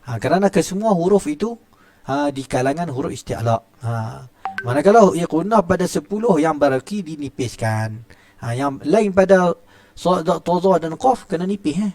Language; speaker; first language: Malay; native; Malay